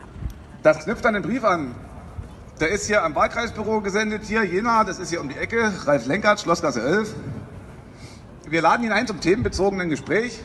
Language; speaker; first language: German; native; German